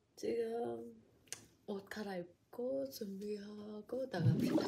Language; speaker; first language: Korean; non-native, fluent; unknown